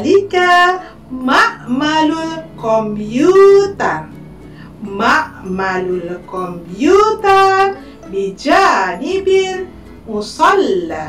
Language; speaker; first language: Arabic; non-native, fluent; Malay